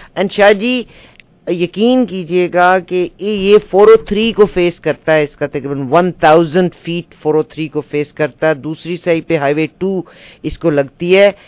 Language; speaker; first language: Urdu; native; Urdu